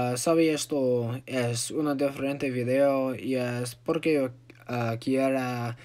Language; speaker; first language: Spanish; non-native, learner; English